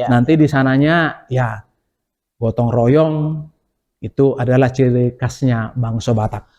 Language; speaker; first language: Indonesian; native; Indonesian